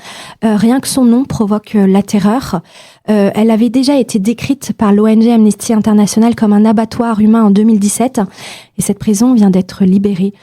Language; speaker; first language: French; native; French